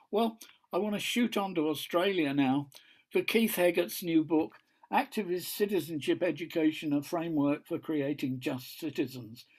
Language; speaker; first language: English; native; English